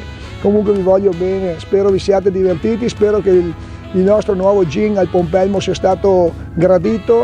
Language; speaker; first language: Italian; native; Italian